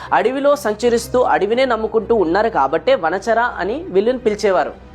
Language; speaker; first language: Telugu; non-native, local second language; Lambadi